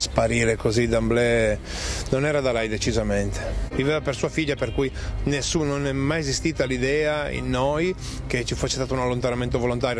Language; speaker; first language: Italian; native; Italian